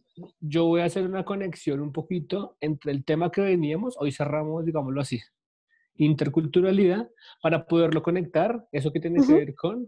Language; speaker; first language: Spanish; native; Spanish